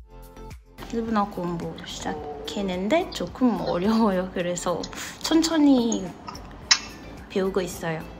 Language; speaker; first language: Korean; non-native, learner; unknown